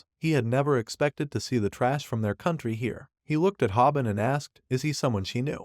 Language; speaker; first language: English; non-native, local second language; Hindi